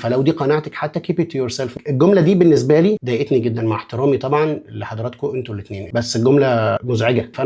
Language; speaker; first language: Arabic; native; Arabic